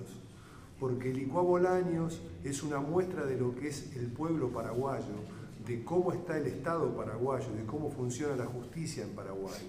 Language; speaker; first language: Spanish; native; Spanish